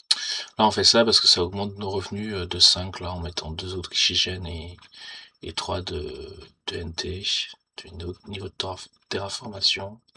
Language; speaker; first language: French; native; French